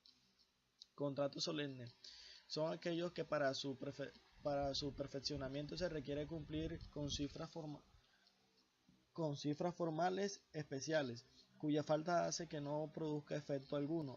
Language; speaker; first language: Spanish; native; Spanish